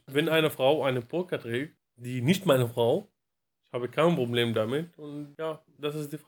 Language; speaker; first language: German; non-native, learner; Arabic